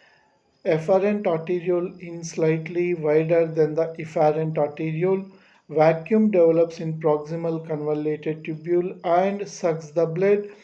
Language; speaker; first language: English; non-native, local second language; Telugu